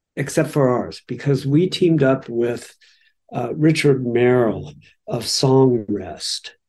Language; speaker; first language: English; native; English